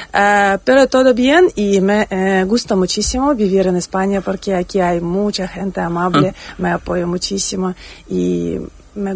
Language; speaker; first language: Spanish; non-native, fluent; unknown